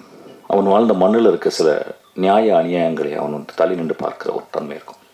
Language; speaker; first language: Tamil; native; Tamil